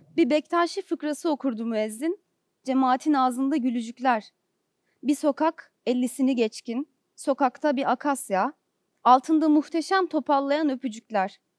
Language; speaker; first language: Turkish; native; Turkish